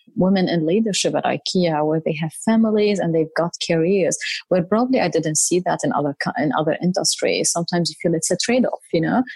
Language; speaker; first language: English; non-native, fluent; Arabic